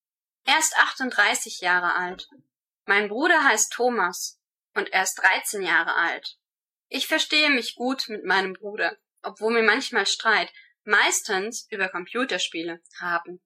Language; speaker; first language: German; non-native, learner; English